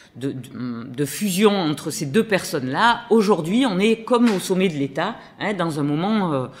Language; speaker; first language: French; native; French